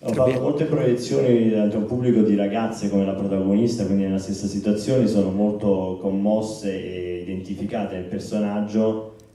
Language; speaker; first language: Italian; native; Italian